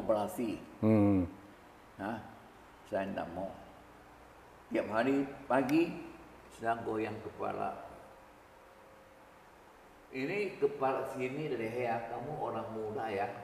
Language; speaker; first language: Indonesian; early bilingual, other home language; Min Nan Chinese